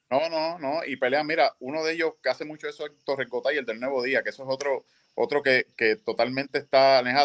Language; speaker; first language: Spanish; native; Spanish